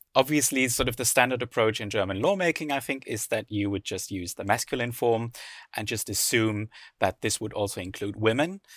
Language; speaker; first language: English; non-native, fluent; German